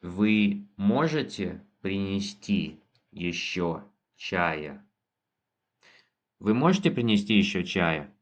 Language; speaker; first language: Russian; non-native, fluent; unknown